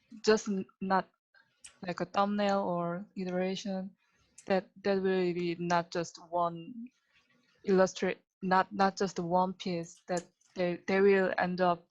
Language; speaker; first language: English; non-native, learner; Korean